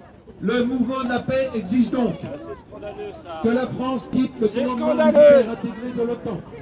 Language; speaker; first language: French; native; French